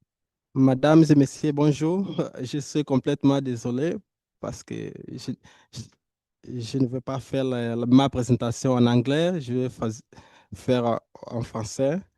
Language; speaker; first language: French; non-native, fluent; Portuguese